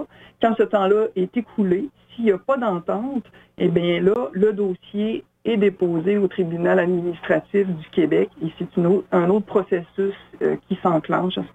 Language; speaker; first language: French; native; French